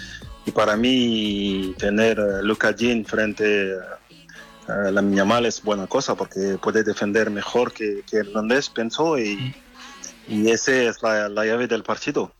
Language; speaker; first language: Spanish; non-native, fluent; French